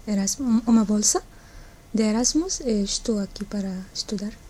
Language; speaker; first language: Portuguese; non-native, learner; Arabic